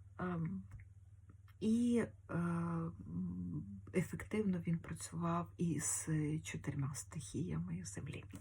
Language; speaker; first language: Ukrainian; native; Ukrainian